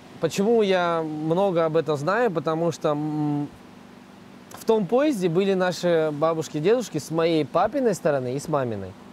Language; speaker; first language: Russian; native; Russian